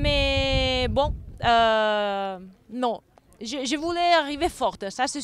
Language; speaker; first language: French; non-native, fluent; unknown